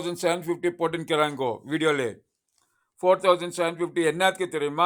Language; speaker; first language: Tamil; non-native, learner; Kannada